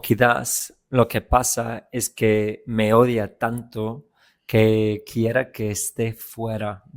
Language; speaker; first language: Spanish; non-native, fluent; English